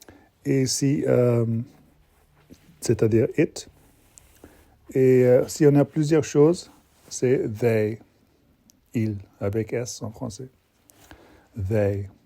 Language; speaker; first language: French; non-native, fluent; English